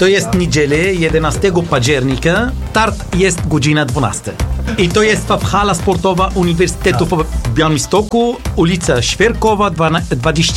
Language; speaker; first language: Polish; non-native, learner; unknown